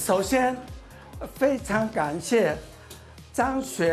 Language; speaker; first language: Chinese; non-native, local second language; Cantonese